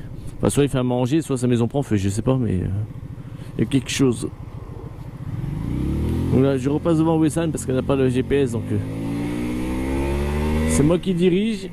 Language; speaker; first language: French; native; French